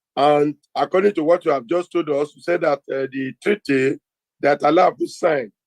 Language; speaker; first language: English; non-native, local second language; Yoruba